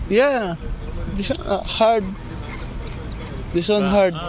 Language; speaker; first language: English; non-native, local second language; Filipino